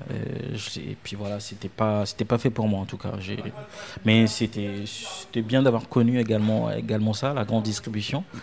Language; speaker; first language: French; non-native, local second language; Ewe